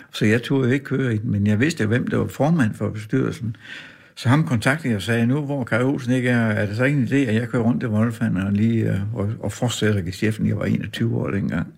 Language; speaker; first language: Danish; native; Danish